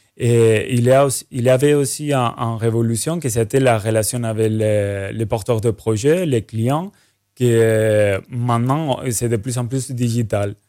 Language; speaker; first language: French; non-native, fluent; Spanish